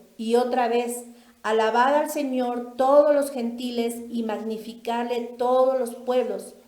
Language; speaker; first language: Spanish; native; Spanish